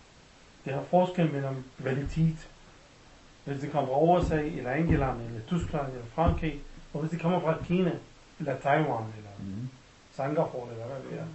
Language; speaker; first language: Danish; non-native, learner; Arabic